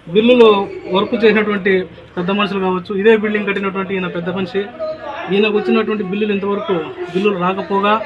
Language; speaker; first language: Telugu; native; Telugu